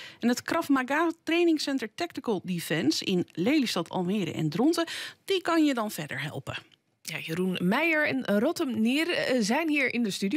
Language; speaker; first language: Dutch; native; Dutch